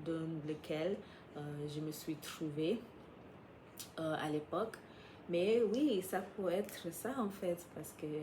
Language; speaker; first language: French; non-native, fluent; English